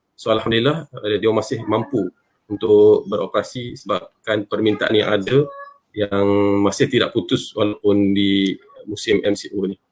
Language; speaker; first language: Malay; native; Malay